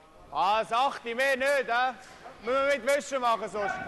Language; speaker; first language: German; native; German